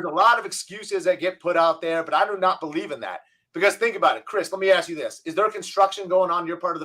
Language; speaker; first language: English; native; English